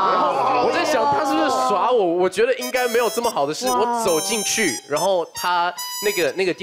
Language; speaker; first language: Chinese; native; Chinese